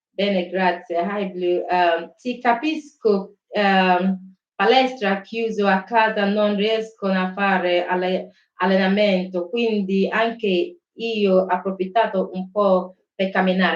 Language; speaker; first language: Italian; non-native, learner; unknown